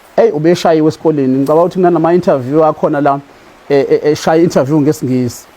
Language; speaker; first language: Zulu; native; Zulu